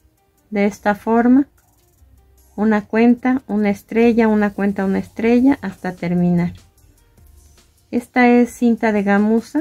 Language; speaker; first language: Spanish; native; Spanish